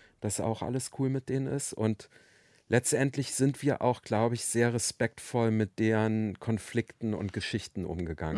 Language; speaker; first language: German; native; German